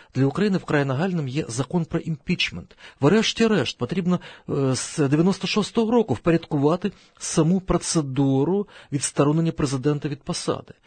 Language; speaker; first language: Ukrainian; non-native, local second language; Russian